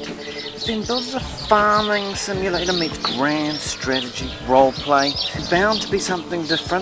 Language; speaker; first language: English; native; English